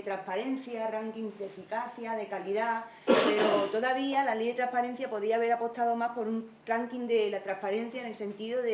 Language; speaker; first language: Spanish; native; Spanish